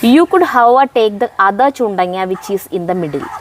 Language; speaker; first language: English; non-native, local second language; Malayalam